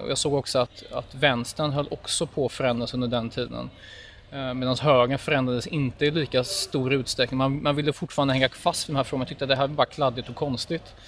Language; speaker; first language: Swedish; early bilingual, other home language; Polish